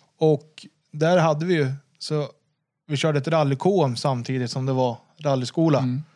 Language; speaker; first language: Swedish; native; Swedish